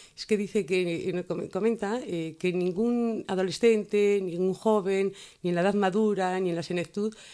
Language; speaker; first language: Spanish; native; Spanish